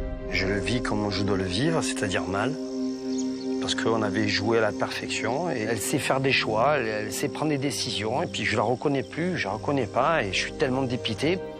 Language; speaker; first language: French; native; French